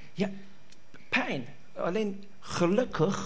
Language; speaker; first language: Dutch; non-native, fluent; Persian